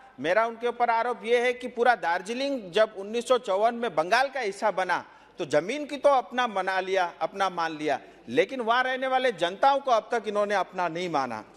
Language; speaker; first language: Hindi; non-native, local second language; Nepali